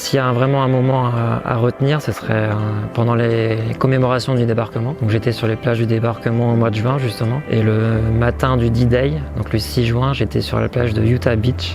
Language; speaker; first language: French; native; French